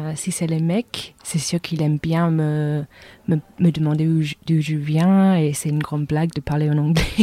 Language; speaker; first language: French; non-native, fluent; English